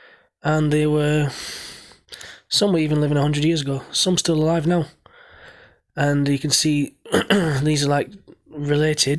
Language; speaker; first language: English; native; English